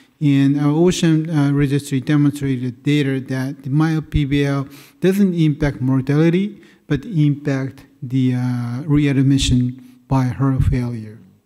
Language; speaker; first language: English; non-native, fluent; Japanese